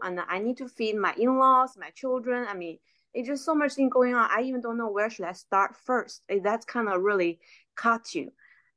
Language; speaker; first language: English; non-native, fluent; Chinese